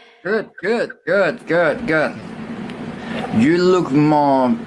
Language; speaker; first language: English; non-native, learner; Thai